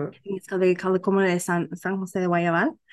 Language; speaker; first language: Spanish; early bilingual, heritage; Spanish